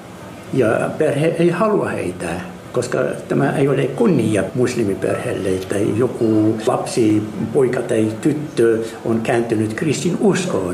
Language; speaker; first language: Finnish; non-native, fluent; Arabic